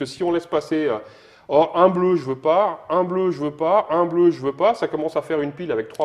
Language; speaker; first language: French; native; French